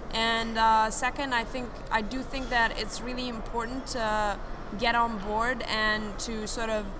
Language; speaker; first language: English; non-native, fluent; Serbian